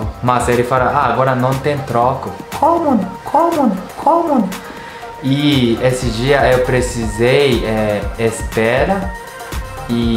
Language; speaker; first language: Portuguese; non-native, learner; Japanese